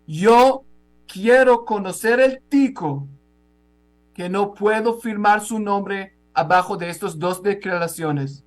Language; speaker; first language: Spanish; non-native, fluent; Hebrew